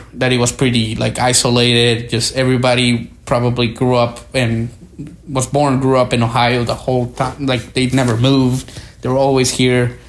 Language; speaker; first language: English; early bilingual, other home language; Spanish